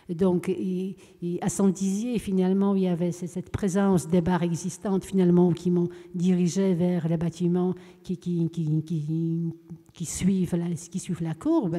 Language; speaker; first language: French; non-native, fluent; Polish